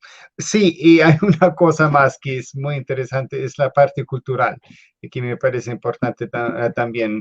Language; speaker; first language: Spanish; non-native, fluent; English